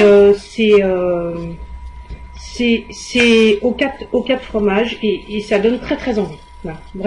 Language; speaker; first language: French; native; French